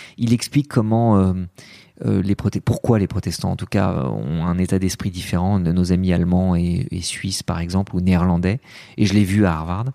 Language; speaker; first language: French; early bilingual, other home language; Arabic